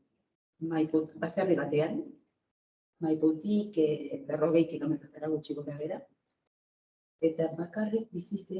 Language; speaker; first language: Basque; non-native, fluent; Spanish